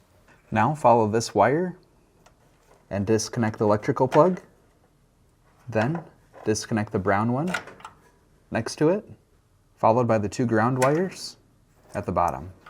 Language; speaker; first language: English; native; English